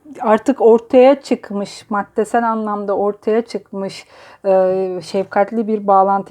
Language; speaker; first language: Turkish; native; Turkish